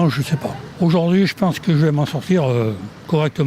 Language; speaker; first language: French; native; French